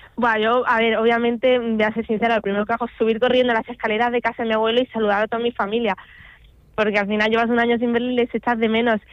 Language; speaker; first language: Spanish; early bilingual, other home language; Arabic